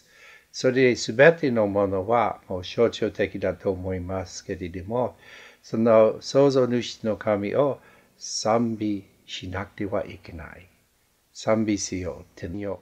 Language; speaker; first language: Japanese; non-native, fluent; English